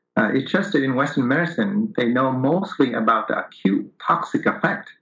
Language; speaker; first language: English; early bilingual, other home language; Vietnamese